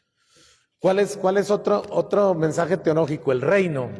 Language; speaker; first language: Spanish; native; Spanish